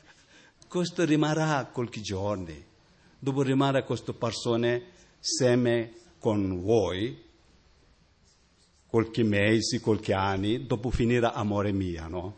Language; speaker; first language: Italian; non-native, learner; Tibetan